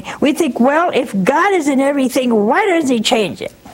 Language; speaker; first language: English; native; English